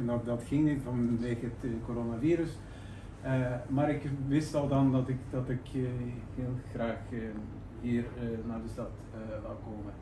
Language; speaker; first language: Dutch; non-native, fluent; Norwegian